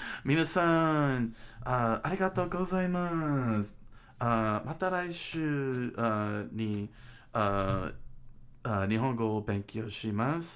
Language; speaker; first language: Japanese; non-native, learner; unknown